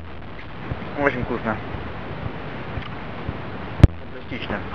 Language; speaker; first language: Russian; early bilingual, heritage; Russian